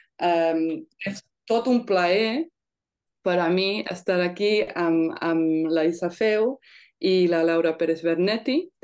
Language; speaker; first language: Catalan; non-native, fluent; English